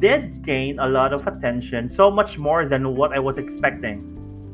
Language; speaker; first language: English; non-native, local second language; Cebuano